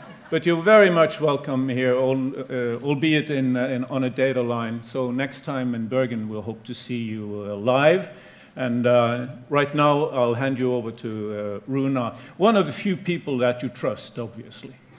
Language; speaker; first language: English; non-native, fluent; Norwegian